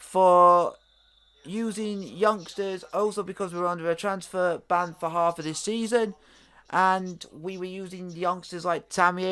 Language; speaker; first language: English; native; English